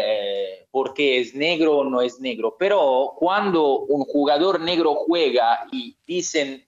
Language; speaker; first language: Spanish; non-native, learner; Italian